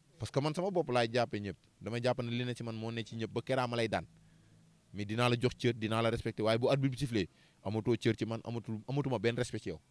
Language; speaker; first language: Wolof; native; Wolof